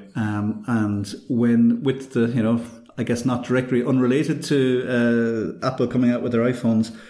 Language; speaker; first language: English; native; English